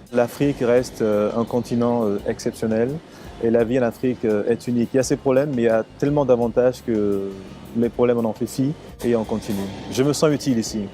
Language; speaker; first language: French; early bilingual, other home language; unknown